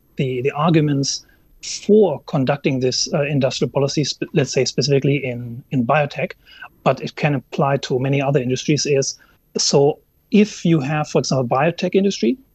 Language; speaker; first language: English; non-native, fluent; German